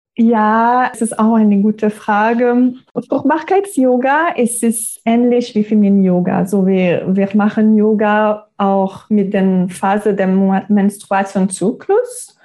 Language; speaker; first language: German; non-native, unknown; French